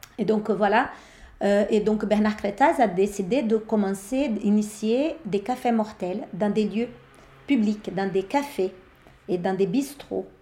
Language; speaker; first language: French; non-native, fluent; Portuguese